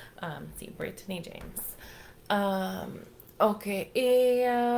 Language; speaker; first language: Spanish; non-native, fluent; English